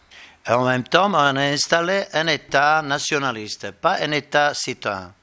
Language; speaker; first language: French; non-native, learner; Bosnian